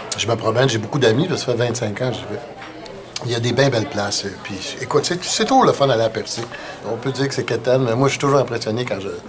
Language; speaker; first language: French; native; French